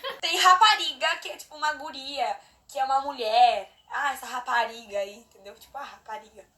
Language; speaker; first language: Portuguese; native; Portuguese